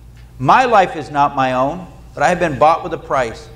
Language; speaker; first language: English; native; English